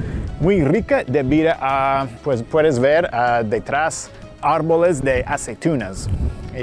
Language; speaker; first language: Spanish; non-native, fluent; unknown